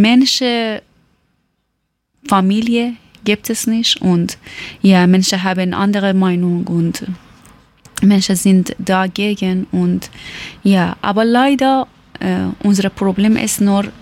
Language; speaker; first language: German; non-native, learner; Persian